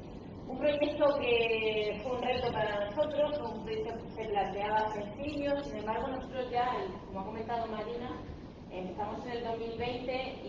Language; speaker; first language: Spanish; native; Spanish